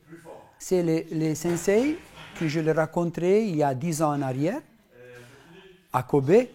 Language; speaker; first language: French; non-native, fluent; Macedonian